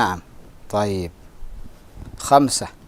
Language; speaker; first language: Arabic; non-native, fluent; Indonesian